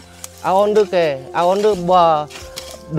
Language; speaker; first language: Portuguese; non-native, learner; Vietnamese